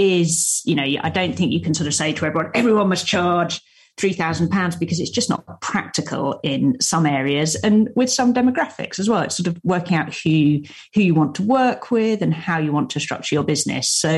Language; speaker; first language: English; native; English